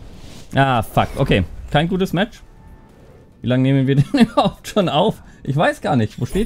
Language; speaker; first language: German; native; German